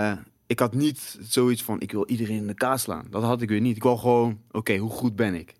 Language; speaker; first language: Dutch; native; Dutch